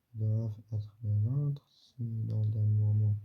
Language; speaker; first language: French; non-native, local second language; Arabic